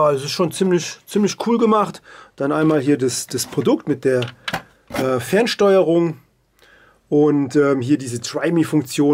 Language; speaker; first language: German; native; German